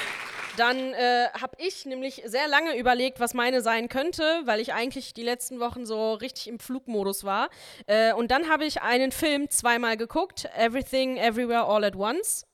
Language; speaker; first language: German; native; German